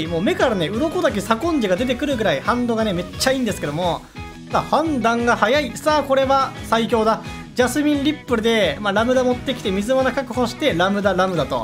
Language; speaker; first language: Japanese; native; Japanese